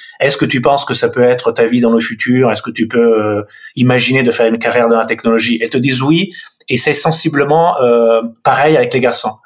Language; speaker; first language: French; non-native, fluent; Italian